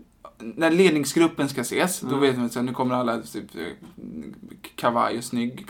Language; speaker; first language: Swedish; native; Swedish